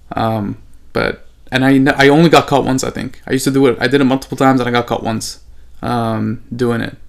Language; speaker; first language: English; non-native, fluent; Arabic